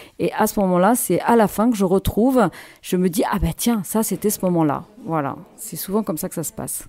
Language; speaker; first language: French; native; French